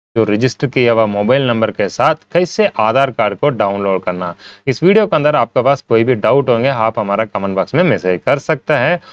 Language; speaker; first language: Hindi; non-native, local second language; Tamil